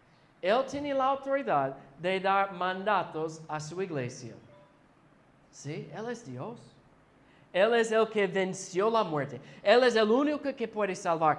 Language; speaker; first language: Spanish; non-native, fluent; English